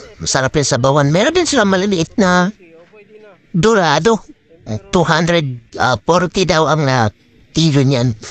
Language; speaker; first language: Filipino; non-native, local second language; Cebuano